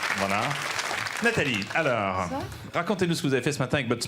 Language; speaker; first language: French; native; French